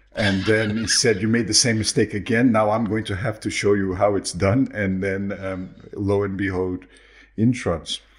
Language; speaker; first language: English; non-native, fluent; Portuguese